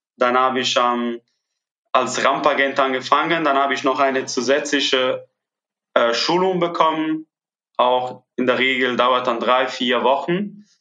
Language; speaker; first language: German; non-native, fluent; Italian